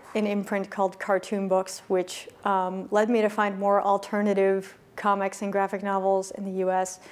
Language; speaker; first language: English; native; English